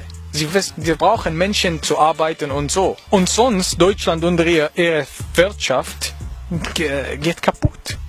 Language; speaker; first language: German; non-native, learner; Arabic